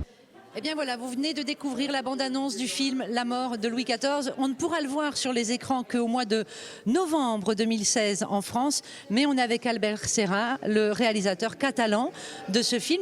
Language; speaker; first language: French; native; French